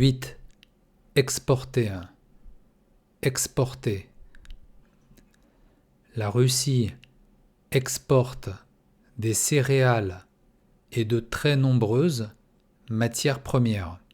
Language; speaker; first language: French; non-native, fluent; Russian